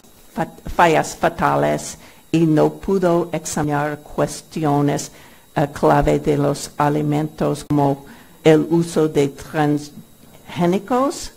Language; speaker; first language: Spanish; non-native, fluent; English